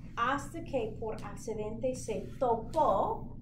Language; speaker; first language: Spanish; non-native, fluent; English